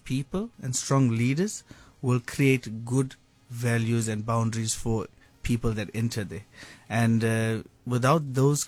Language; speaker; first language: English; native; English